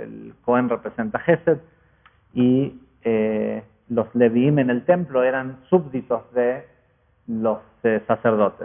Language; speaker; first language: Spanish; native; Spanish